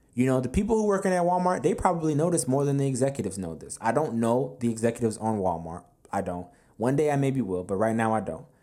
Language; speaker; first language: English; native; English